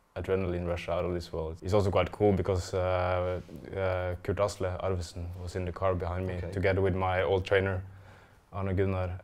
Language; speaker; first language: English; non-native, fluent; Norwegian